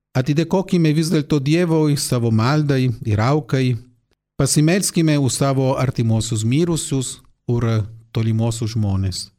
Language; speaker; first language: Lithuanian; non-native, fluent; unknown